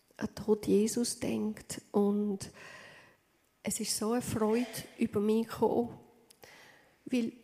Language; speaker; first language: German; non-native, fluent; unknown